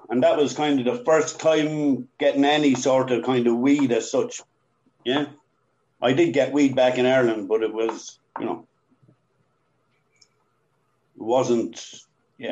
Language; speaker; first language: English; native; English